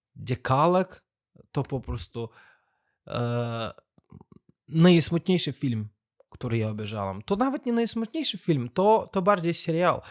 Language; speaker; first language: Polish; non-native, fluent; Azerbaijani